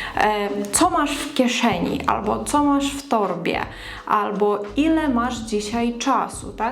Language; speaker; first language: Polish; non-native, fluent; Ukrainian